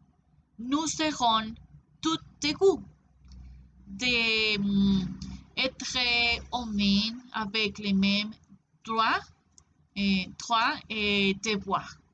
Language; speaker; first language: French; non-native, learner; Spanish